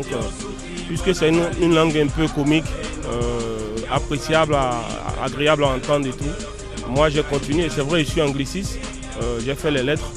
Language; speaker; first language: French; native; French